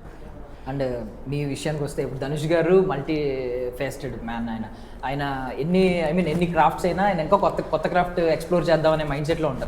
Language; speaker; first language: Telugu; native; Telugu